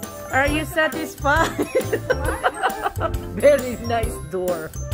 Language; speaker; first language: English; non-native, local second language; Filipino